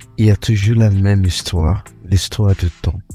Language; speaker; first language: French; non-native, fluent; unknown